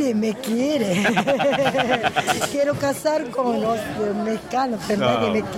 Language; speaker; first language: Spanish; non-native, learner; Japanese